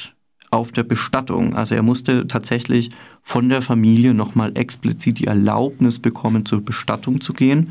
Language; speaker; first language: German; native; German